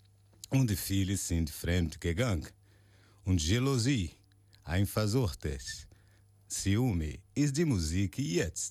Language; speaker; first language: German; non-native, learner; Portuguese